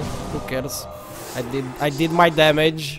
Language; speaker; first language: English; non-native, fluent; Romanian